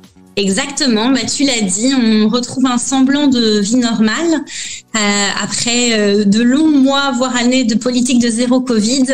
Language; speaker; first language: French; native; French